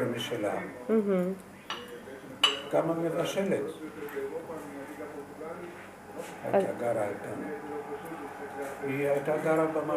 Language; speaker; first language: Hebrew; non-native, fluent; Hungarian